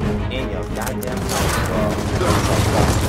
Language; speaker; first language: English; native; English